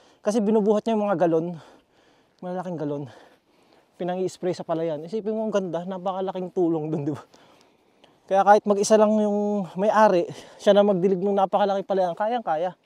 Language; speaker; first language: Filipino; native; Filipino